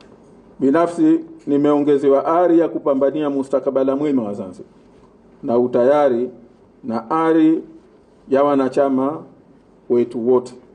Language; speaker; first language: Swahili; native; Swahili